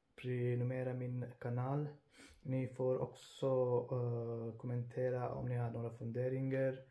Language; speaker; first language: Swedish; non-native, fluent; Urdu